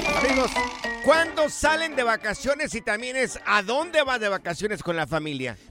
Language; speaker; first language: Spanish; native; Spanish